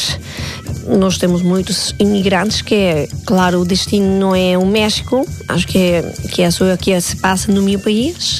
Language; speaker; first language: Portuguese; non-native, fluent; Spanish